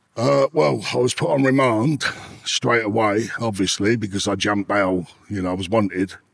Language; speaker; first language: English; native; English